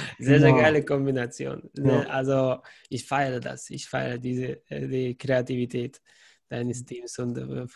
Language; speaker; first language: German; non-native, fluent; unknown